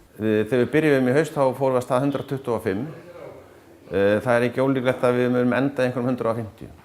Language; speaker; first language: Icelandic; native; Icelandic